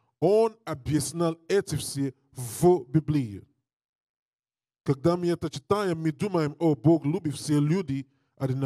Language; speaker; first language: Russian; non-native, learner; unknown